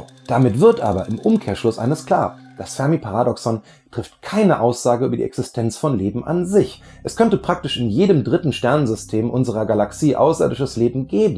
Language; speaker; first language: German; native; German